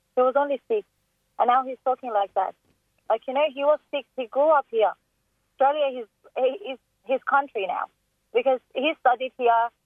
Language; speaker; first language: English; non-native, fluent; Persian